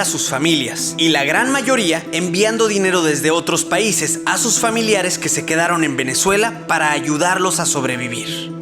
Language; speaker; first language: Spanish; native; Spanish